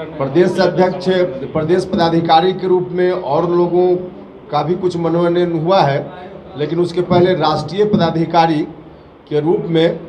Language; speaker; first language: Hindi; native; Hindi